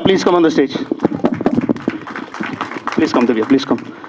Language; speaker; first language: Telugu; native; Telugu